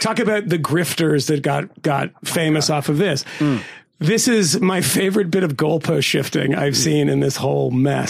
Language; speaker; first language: English; native; English